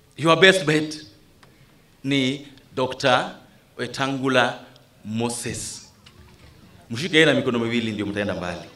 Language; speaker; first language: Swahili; non-native, local second language; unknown